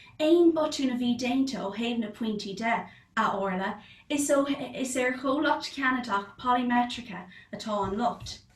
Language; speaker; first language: Irish; non-native, local second language; English